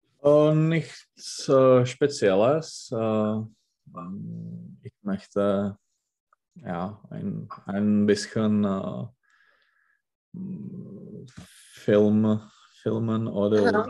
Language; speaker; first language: German; non-native, learner; Czech